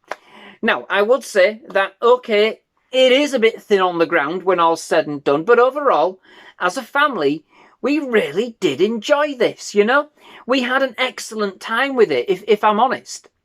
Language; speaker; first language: English; native; English